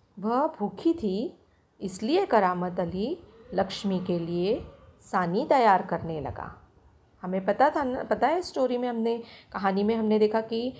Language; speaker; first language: Hindi; non-native, local second language; Marathi